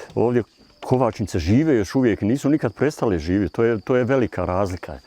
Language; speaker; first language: Bosnian; native; Bosnian